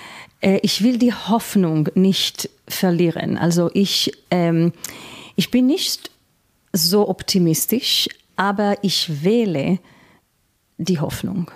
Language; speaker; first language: German; non-native, fluent; Hebrew